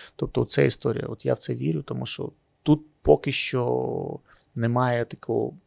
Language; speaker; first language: Ukrainian; native; Ukrainian